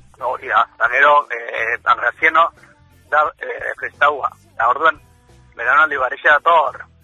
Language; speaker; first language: Basque; native; Basque